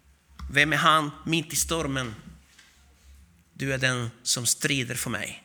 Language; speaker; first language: Swedish; non-native, fluent; Spanish